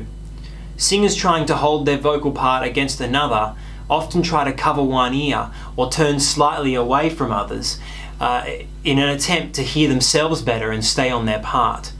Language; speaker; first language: English; native; English